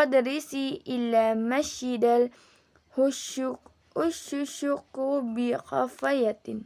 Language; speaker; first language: Arabic; non-native, learner; Indonesian